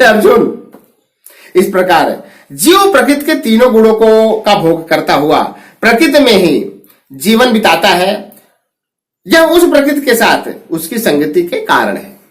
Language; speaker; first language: Hindi; native; Hindi